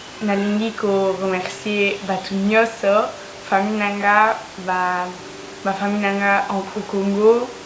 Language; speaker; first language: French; native; French